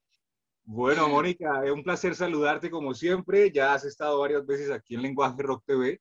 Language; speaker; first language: Spanish; native; Spanish